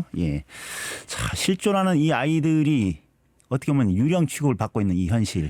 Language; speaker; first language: Korean; native; Korean